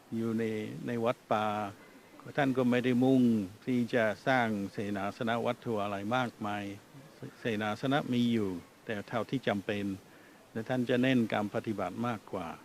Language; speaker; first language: Thai; non-native, fluent; English